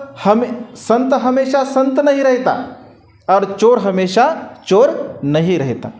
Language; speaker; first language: Hindi; non-native, local second language; Marathi